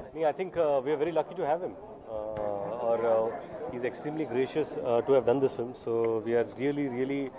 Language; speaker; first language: Hindi; non-native, local second language; Marathi